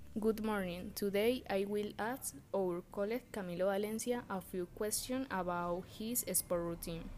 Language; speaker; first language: English; non-native, learner; Spanish